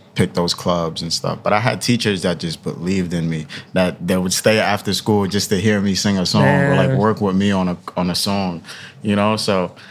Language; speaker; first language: English; early bilingual, other home language; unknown